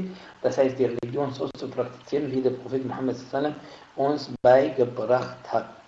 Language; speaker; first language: German; non-native, fluent; Arabic